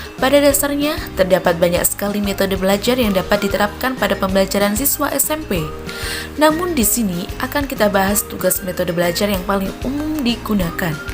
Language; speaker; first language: Indonesian; native; Indonesian